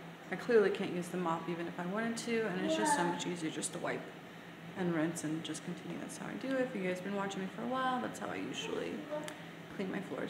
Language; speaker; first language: English; early bilingual, other home language; Spanish